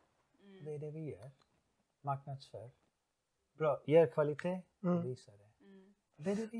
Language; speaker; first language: Swedish; non-native, fluent; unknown